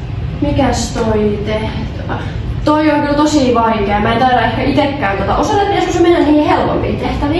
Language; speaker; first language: Finnish; native; Finnish